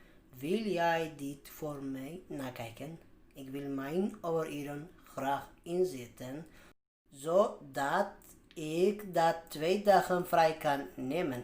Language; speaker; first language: Dutch; non-native, fluent; Tigrinya